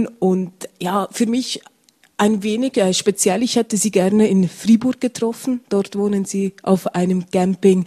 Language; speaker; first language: German; native; German